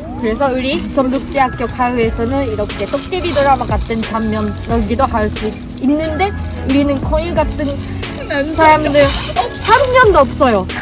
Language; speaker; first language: Korean; non-native, learner; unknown